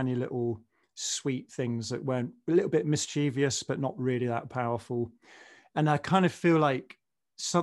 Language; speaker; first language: English; native; English